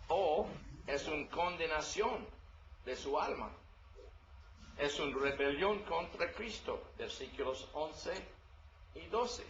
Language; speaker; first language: Spanish; non-native, learner; English